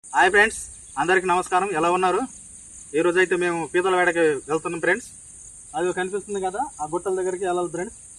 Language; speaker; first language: Telugu; non-native, local second language; Koya